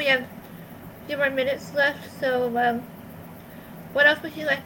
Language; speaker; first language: English; native; English